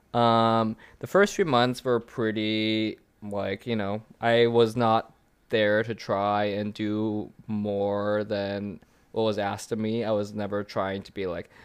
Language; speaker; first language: English; early bilingual, other home language; German